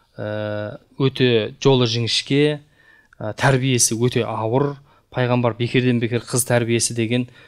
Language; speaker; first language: Kazakh; native; Kazakh